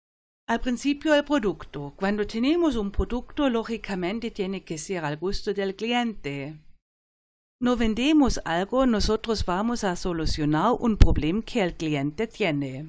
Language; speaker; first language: Spanish; non-native, fluent; German